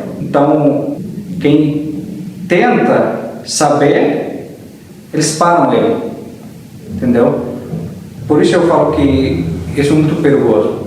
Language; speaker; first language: Portuguese; early bilingual, heritage; Arabic